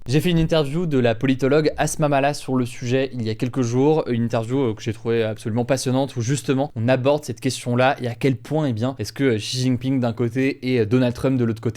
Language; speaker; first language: French; native; French